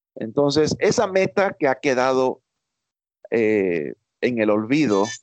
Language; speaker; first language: Spanish; early bilingual, heritage; Spanish